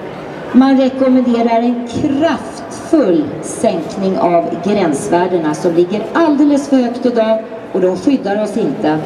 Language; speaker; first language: Swedish; native; Swedish